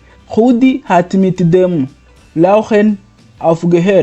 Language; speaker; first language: German; non-native, fluent; Kinyarwanda